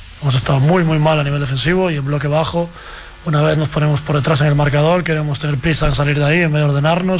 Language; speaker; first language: Spanish; native; Spanish